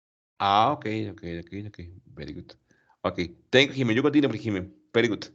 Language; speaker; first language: English; non-native, learner; Spanish